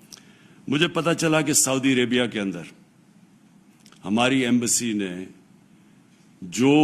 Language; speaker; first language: Urdu; native; Urdu